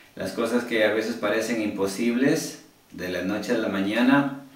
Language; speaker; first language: Spanish; early bilingual, heritage; Spanish